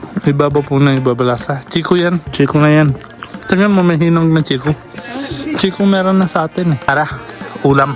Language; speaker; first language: Filipino; non-native, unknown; Hindi